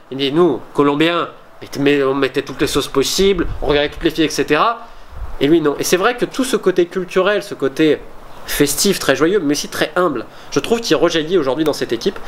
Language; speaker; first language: French; native; French